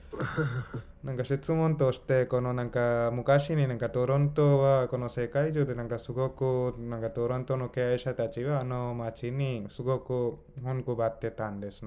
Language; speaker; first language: Japanese; non-native, fluent; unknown